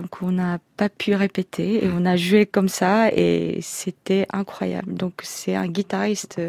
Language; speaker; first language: French; non-native, fluent; Korean